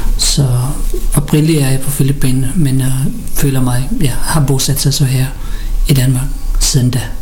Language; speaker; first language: Danish; early bilingual, other home language; Filipino